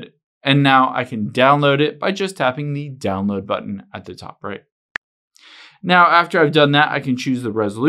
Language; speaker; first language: English; native; English